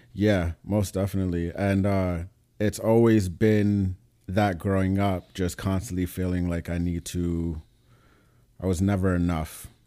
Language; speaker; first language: English; native; English